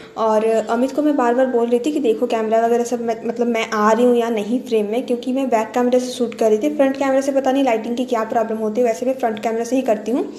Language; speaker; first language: Hindi; non-native, local second language; Bangla